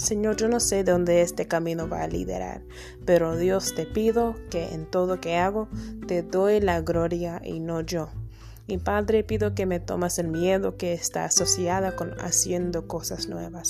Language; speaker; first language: Spanish; non-native, learner; English